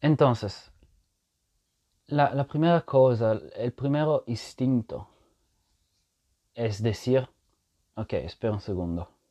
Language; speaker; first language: Spanish; non-native, fluent; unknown